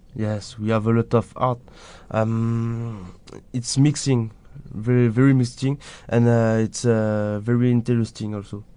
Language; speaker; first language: English; non-native, learner; French